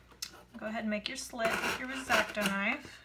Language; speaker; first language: English; native; English